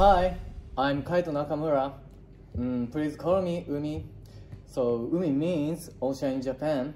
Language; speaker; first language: English; non-native, learner; Japanese